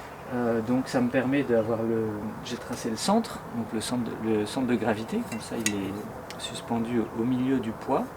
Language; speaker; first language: French; native; French